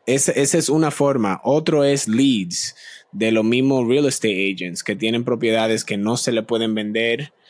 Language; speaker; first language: Spanish; native; Spanish